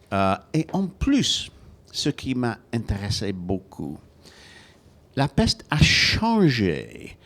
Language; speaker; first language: French; non-native, fluent; Welsh